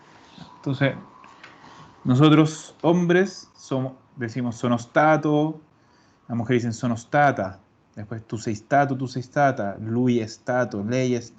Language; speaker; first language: Italian; non-native, fluent; Spanish